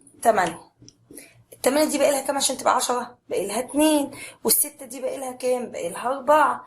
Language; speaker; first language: Arabic; native; Arabic